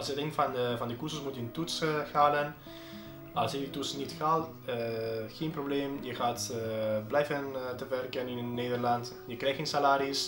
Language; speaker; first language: Dutch; non-native, fluent; Spanish